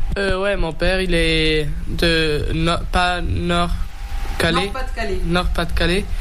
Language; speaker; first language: French; early bilingual, heritage; French